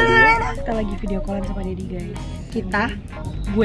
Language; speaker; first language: Indonesian; native; Indonesian